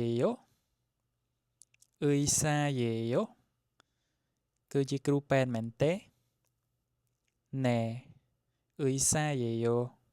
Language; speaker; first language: Korean; non-native, fluent; Khmer